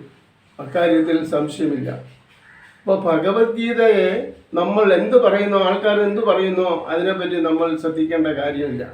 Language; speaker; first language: Malayalam; native; Malayalam